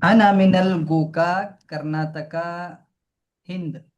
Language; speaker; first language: Arabic; non-native, learner; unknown